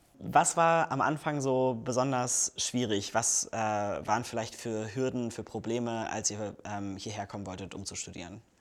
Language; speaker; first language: German; native; German